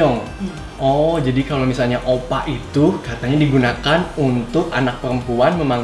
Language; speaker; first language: Indonesian; native; Indonesian